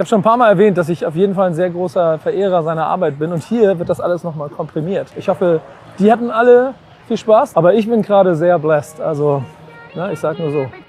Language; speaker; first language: German; native; German